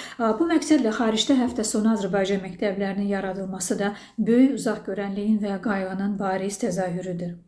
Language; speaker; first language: Azerbaijani; native; Azerbaijani